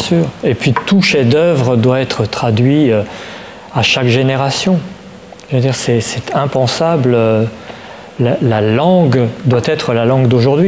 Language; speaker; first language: French; native; French